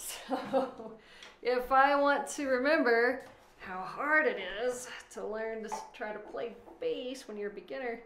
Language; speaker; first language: English; native; English